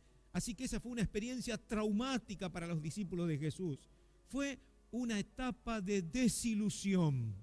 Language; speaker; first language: Spanish; native; Spanish